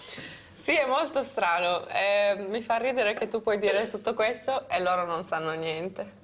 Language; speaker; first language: Italian; early bilingual, heritage; Italian